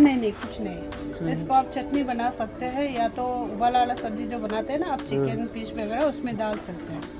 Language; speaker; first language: Hindi; non-native, local second language; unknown